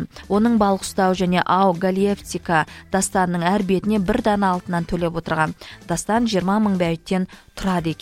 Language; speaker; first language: Kazakh; native; Kazakh